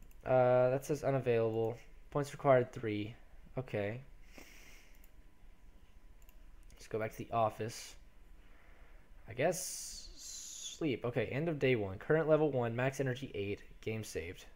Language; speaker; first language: English; native; English